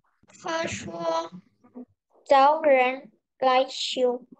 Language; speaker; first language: Chinese; non-native, learner; Indonesian